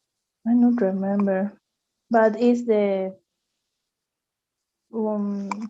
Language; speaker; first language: English; non-native, learner; Spanish